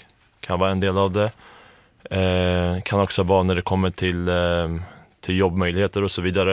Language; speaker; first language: Swedish; native; Swedish